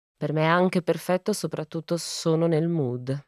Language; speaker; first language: Italian; native; Italian